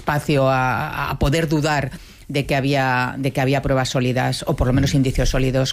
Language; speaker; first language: Spanish; native; Spanish